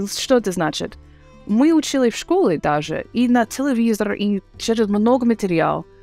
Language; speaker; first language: Russian; non-native, learner; English